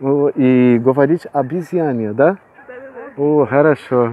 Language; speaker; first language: Russian; non-native, learner; Portuguese